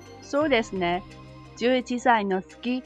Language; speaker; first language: Japanese; non-native, learner; Chinese